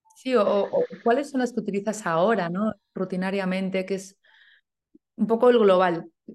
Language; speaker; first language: Spanish; native; Spanish